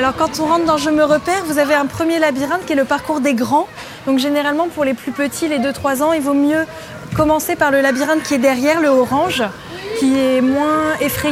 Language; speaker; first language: French; native; French